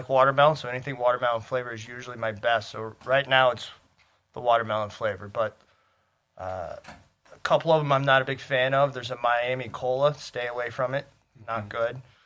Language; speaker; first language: English; native; English